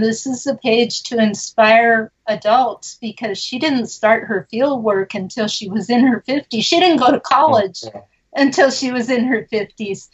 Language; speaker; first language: English; early bilingual, other home language; Spanish